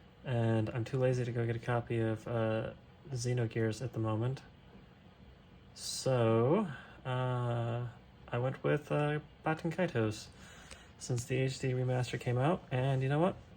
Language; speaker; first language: English; native; English